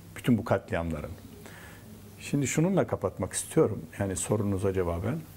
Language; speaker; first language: Turkish; native; Turkish